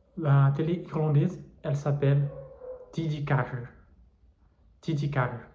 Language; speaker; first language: French; non-native, fluent; Portuguese